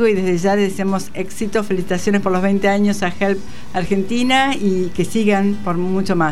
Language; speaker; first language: Spanish; native; Spanish